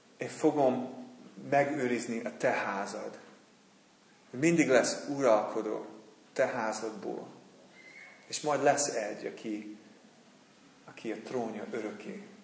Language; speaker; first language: Hungarian; non-native, fluent; English